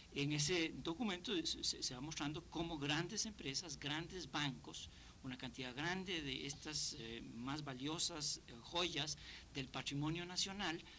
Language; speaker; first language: Spanish; native; Spanish